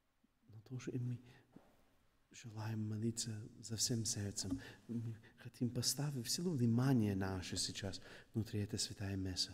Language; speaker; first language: Russian; non-native, fluent; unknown